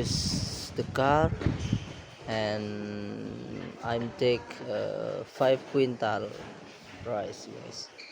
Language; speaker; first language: English; non-native, learner; Indonesian